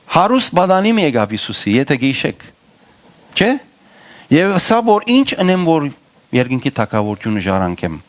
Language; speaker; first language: Armenian; early bilingual, heritage; Armenian